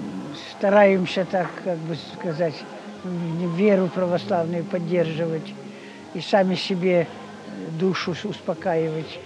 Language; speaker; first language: Russian; early bilingual, heritage; Russian